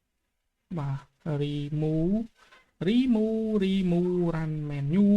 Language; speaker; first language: Khmer; native; Khmer